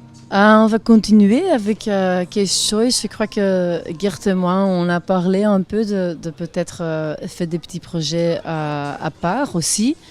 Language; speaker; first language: French; non-native, local second language; Dutch